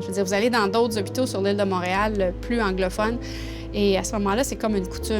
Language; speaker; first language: French; native; French